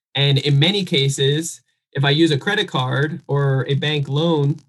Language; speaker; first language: English; native; English